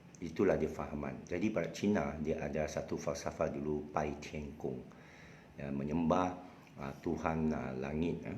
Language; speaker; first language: Malay; non-native, local second language; Chinese